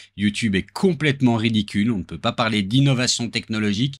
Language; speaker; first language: French; native; French